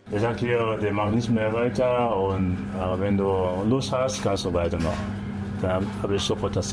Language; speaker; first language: German; non-native, fluent; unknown